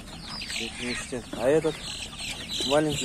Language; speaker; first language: Russian; non-native, local second language; Kyrgyz